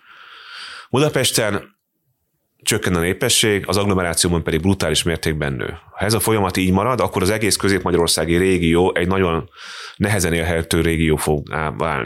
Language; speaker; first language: Hungarian; native; Hungarian